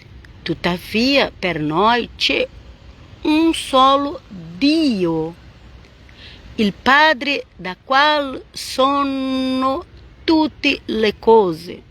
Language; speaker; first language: Italian; non-native, fluent; Portuguese